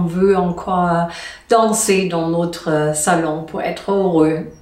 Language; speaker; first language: French; non-native, learner; German